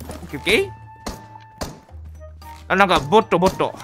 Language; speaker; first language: Japanese; native; Japanese